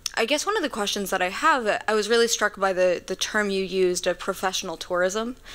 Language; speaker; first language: English; native; English